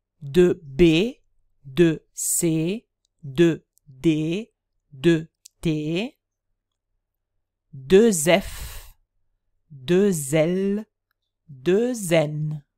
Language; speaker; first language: French; non-native, fluent; Italian